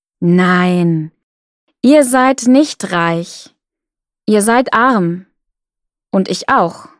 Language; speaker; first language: German; non-native, fluent; Russian